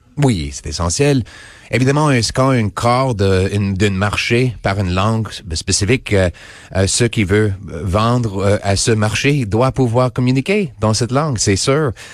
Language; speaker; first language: French; non-native, local second language; English